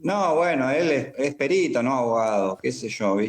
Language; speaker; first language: Spanish; native; Spanish